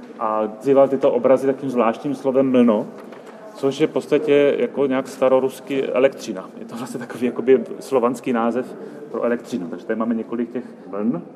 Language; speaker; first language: Czech; native; Czech